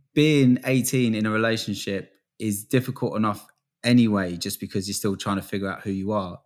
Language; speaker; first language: English; native; English